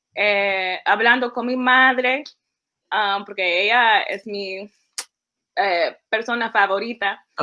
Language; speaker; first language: Spanish; early bilingual, heritage; English